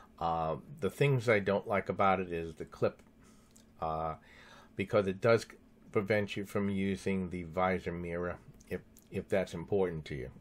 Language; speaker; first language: English; native; English